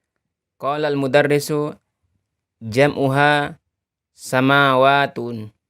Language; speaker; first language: Arabic; non-native, learner; Indonesian